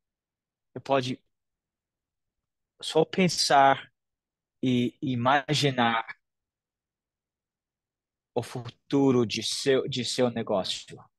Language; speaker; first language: Portuguese; non-native, fluent; English